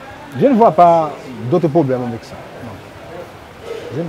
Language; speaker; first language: French; non-native, local second language; Haitian Creole